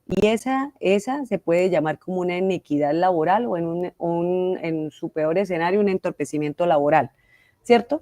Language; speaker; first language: Spanish; native; Spanish